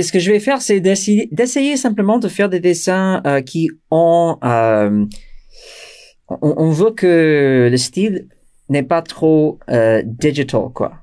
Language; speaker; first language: French; non-native, fluent; English